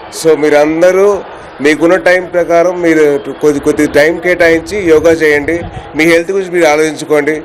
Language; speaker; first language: Telugu; native; Telugu